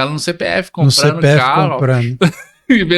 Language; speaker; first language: Portuguese; native; Portuguese